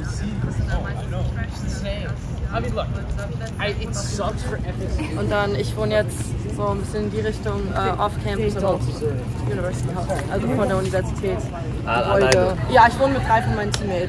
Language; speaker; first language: German; native; German